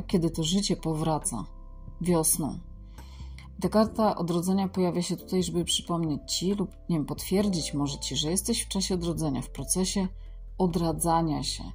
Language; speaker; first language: Polish; native; Polish